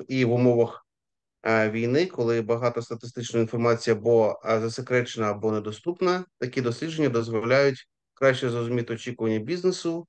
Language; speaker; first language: Ukrainian; native; Ukrainian